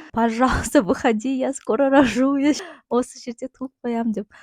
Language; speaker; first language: Russian; non-native, local second language; Kazakh